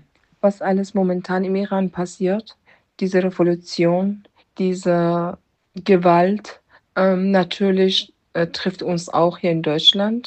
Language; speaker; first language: German; non-native, fluent; Persian